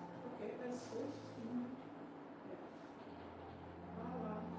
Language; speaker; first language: Dutch; non-native, learner; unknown